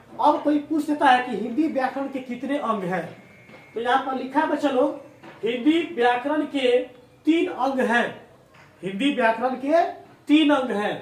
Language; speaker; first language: Hindi; native; Hindi